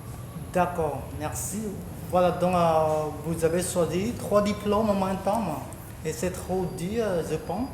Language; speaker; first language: French; non-native, fluent; Khmer